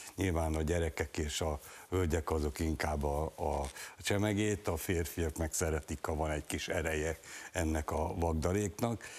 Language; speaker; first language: Hungarian; native; Hungarian